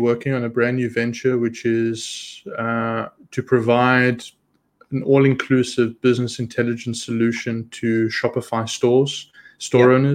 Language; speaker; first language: English; native; English